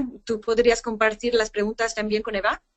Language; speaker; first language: Spanish; non-native, fluent; English